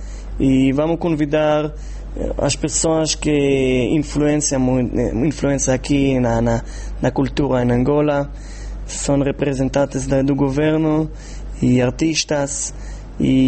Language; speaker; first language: Portuguese; non-native, fluent; Hebrew